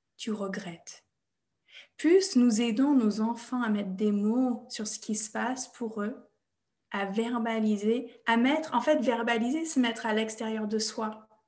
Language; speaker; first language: French; non-native, fluent; English